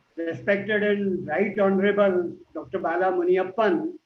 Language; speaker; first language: English; non-native, local second language; Hindi